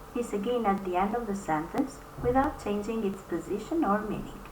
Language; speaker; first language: English; non-native, fluent; Albanian